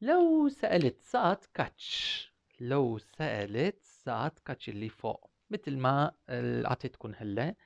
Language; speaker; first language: Arabic; non-native, fluent; Turkish